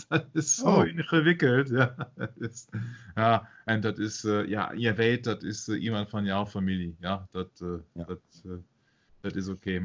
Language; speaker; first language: Dutch; non-native, fluent; German